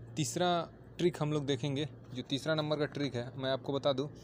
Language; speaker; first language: Hindi; native; Hindi